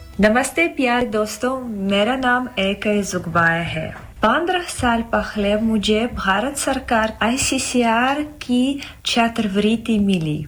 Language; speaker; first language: Hindi; non-native, fluent; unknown